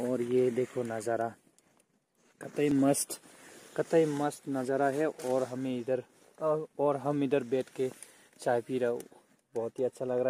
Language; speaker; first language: Hindi; non-native, local second language; Assamese